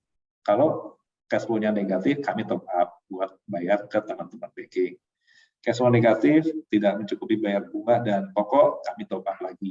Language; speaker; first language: Indonesian; native; Indonesian